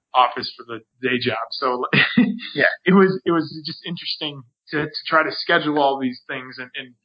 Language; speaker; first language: English; native; English